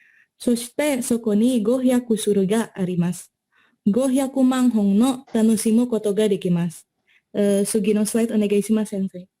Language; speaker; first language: Japanese; non-native, learner; Indonesian